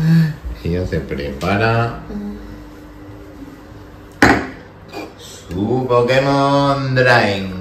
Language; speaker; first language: Spanish; native; Spanish